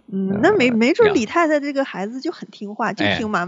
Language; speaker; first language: Chinese; native; Chinese